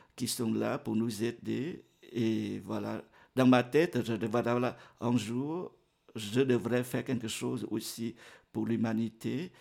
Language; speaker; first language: French; non-native, fluent; Vietnamese